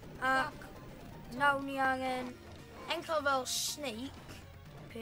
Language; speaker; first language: Welsh; non-native, local second language; English